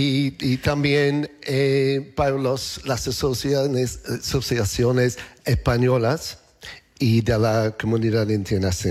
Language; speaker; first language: Spanish; non-native, learner; English